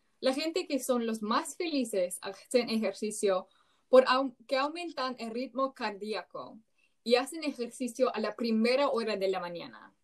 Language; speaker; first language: Spanish; non-native, learner; English